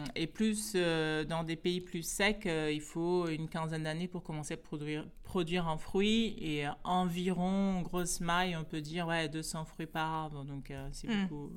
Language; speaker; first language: French; non-native, fluent; Portuguese